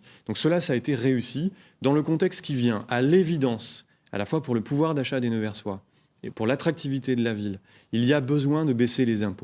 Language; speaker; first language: French; native; French